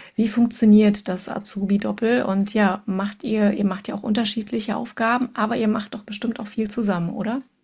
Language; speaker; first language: German; native; German